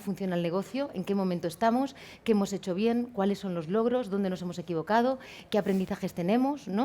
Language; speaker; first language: Spanish; native; Spanish